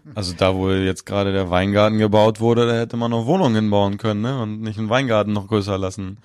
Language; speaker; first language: German; native; German